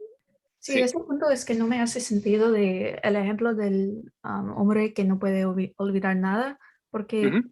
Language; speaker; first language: Spanish; non-native, learner; English